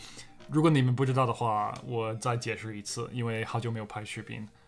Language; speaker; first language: Chinese; non-native, fluent; English